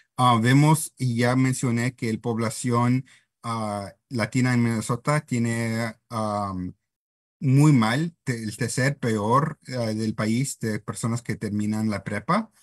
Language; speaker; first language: Spanish; non-native, fluent; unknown